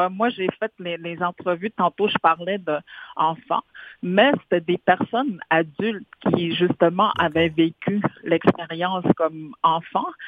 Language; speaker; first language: French; non-native, local second language; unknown